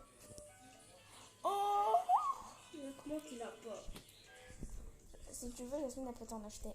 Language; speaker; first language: French; native; French